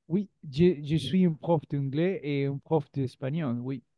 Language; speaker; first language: French; non-native, learner; Spanish